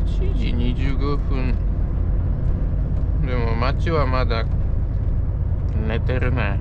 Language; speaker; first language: Japanese; non-native, fluent; Polish